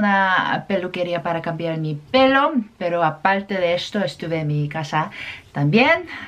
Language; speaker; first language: Spanish; non-native, fluent; Korean